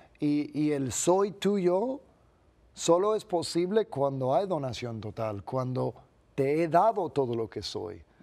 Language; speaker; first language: Spanish; non-native, fluent; English